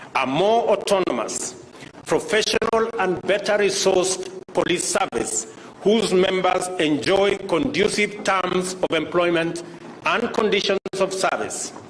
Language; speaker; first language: English; non-native, local second language; Kalenjin